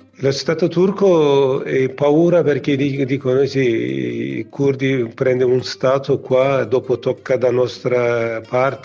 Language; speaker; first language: Italian; non-native, learner; Kurdish